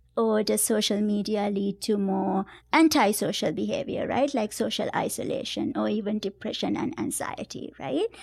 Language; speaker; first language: English; non-native, local second language; Sinhala